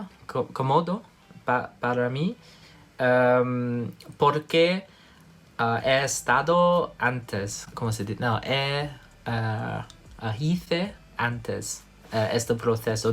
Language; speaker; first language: Spanish; non-native, learner; English